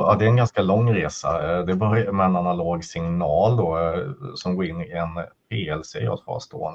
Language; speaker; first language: Swedish; native; Swedish